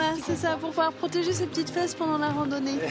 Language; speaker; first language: French; native; French